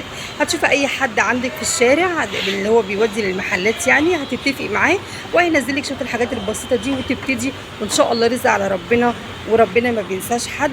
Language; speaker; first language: Arabic; native; Arabic